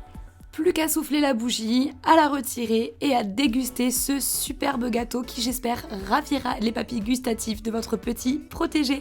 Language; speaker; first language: French; native; French